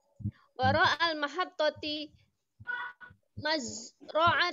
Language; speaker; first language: Arabic; non-native, learner; Indonesian